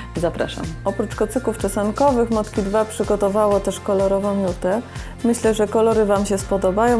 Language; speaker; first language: Polish; native; Polish